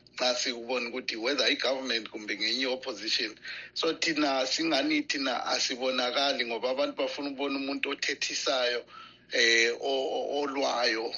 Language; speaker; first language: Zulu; native; Zulu